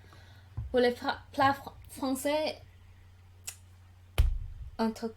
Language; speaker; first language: French; non-native, learner; Khmer